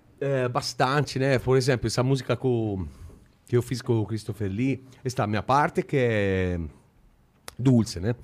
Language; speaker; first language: Portuguese; non-native, fluent; Italian